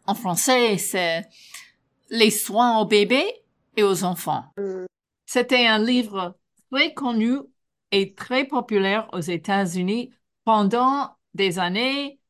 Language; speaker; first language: French; non-native, fluent; English